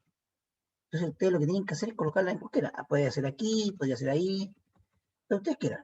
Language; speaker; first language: Spanish; native; Spanish